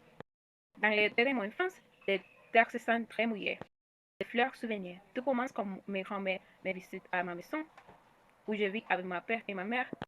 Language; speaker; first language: French; non-native, learner; Spanish